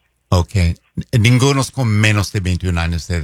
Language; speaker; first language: Spanish; non-native, fluent; English